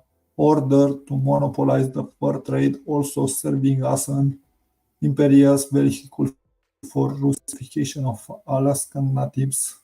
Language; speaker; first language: English; non-native, learner; Romanian